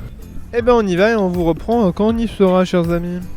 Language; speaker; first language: French; native; French